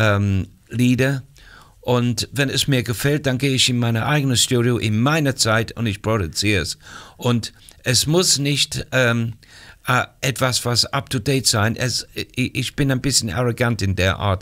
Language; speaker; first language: German; non-native, fluent; English